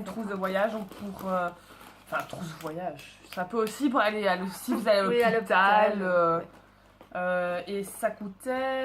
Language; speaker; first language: French; native; French